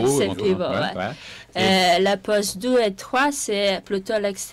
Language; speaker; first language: French; non-native, fluent; Serbian